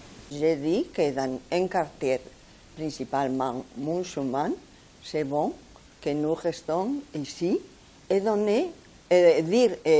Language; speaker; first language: French; non-native, fluent; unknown